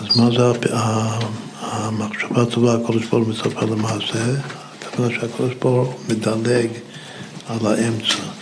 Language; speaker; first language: Hebrew; non-native, fluent; English